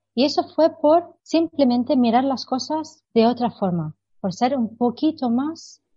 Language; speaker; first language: Spanish; non-native, fluent; English